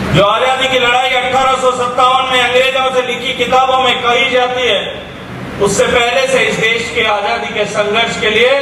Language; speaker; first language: Hindi; native; Hindi